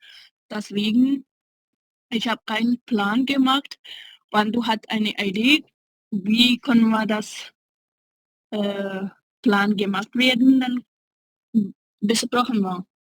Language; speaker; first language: German; non-native, learner; Hindi